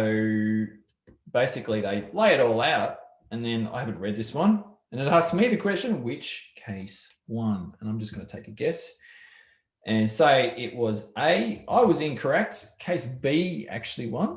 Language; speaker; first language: English; native; English